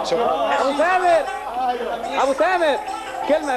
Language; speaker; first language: Arabic; native; Arabic